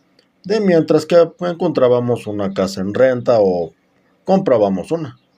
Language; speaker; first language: Spanish; native; Spanish